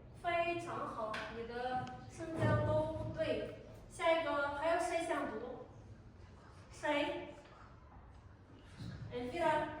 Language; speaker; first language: Chinese; non-native, fluent; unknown